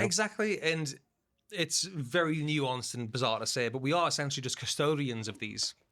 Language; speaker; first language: English; native; English